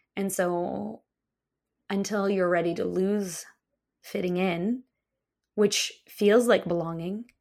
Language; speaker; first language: English; early bilingual, other home language; Russian